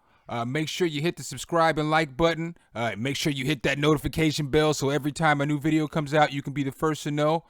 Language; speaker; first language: English; native; English